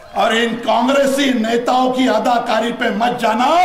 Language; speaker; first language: Hindi; non-native, local second language; Marathi